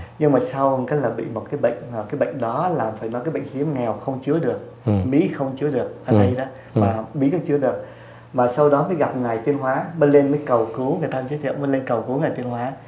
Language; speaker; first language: Vietnamese; native; Vietnamese